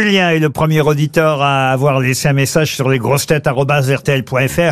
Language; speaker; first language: French; native; French